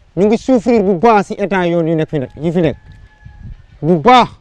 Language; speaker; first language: Wolof; non-native, local second language; Jola-Fonyi